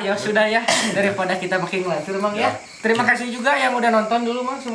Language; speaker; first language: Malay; non-native, local second language; Sundanese